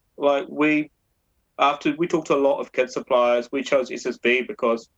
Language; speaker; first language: English; native; English